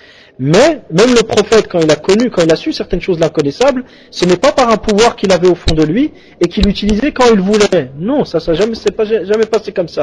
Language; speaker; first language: French; native; French